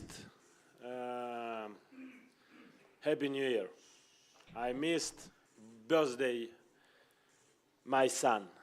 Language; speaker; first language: English; non-native, learner; Ukrainian